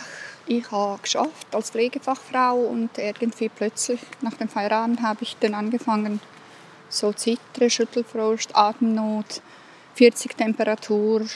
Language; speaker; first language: German; non-native, fluent; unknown